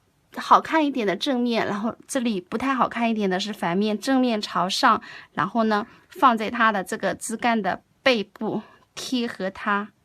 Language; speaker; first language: Chinese; native; Chinese